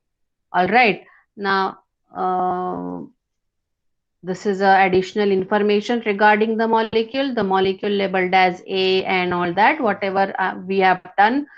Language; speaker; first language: English; non-native, local second language; Hindi